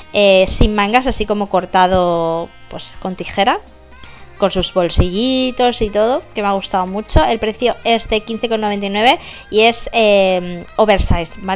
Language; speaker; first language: Spanish; native; Spanish